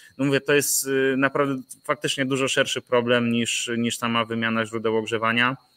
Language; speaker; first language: Polish; native; Polish